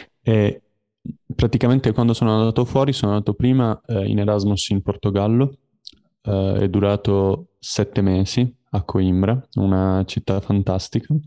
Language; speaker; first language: Italian; native; Italian